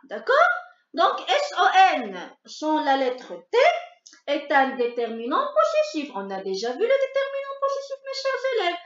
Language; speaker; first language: French; non-native, local second language; Arabic